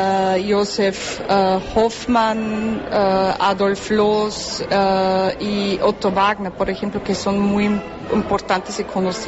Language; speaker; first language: Spanish; non-native, fluent; German